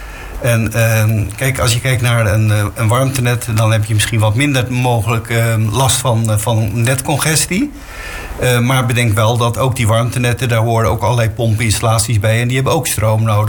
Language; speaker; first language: Dutch; native; Dutch